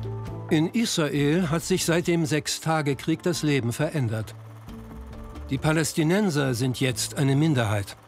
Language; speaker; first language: German; native; German